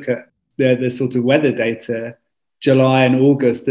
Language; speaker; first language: English; native; English